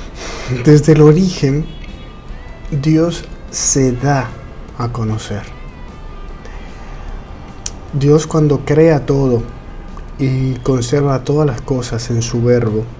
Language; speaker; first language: Spanish; native; Spanish